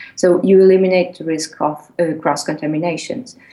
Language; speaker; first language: English; non-native, fluent; Portuguese